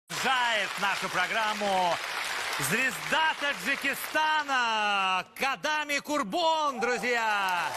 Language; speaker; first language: Russian; native; Russian